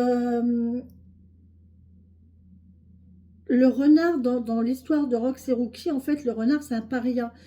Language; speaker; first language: French; native; French